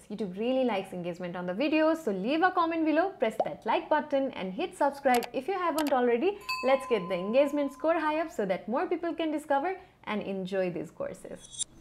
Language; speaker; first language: English; non-native, local second language; Nepali